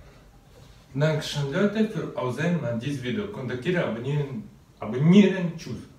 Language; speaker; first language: German; non-native, learner; Russian